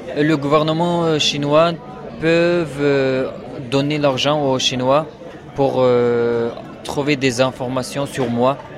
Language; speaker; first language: French; non-native, learner; Uyghur